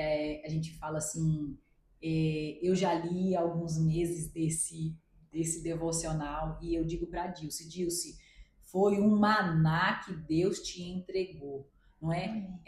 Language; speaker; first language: Portuguese; native; Portuguese